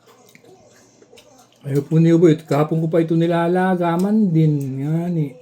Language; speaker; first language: Filipino; native; Filipino